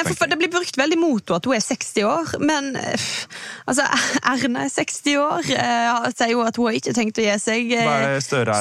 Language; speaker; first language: Norwegian; native; Norwegian